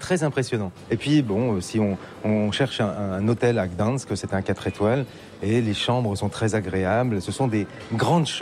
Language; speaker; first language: French; native; French